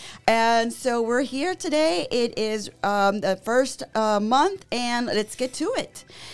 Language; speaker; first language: English; early bilingual, other home language; Spanish